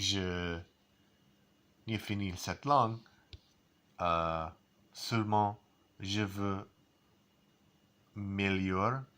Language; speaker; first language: French; non-native, learner; English